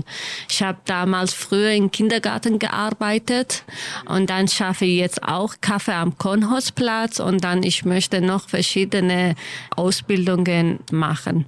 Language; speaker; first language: German; non-native, learner; Kurdish